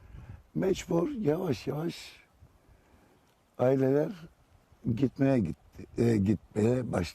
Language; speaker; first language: Turkish; non-native, local second language; Greek